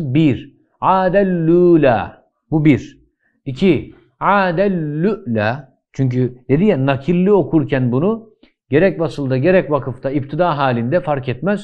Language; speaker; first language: Turkish; native; Turkish